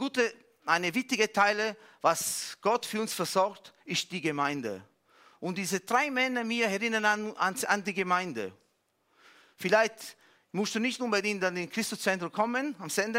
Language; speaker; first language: German; non-native, fluent; Italian